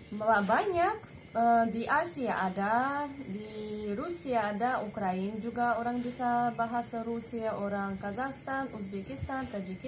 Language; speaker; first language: Indonesian; non-native, learner; Russian